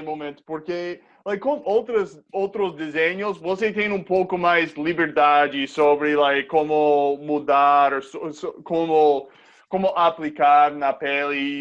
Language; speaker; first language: Portuguese; non-native, fluent; English